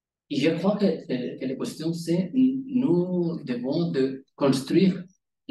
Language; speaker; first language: French; non-native, learner; Spanish